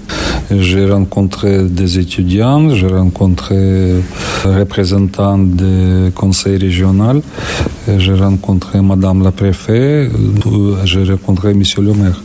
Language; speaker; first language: French; non-native, learner; Ukrainian